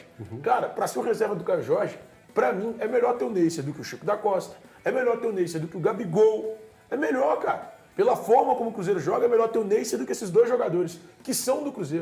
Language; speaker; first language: Portuguese; native; Portuguese